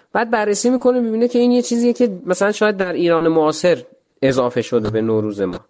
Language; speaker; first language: Persian; native; Persian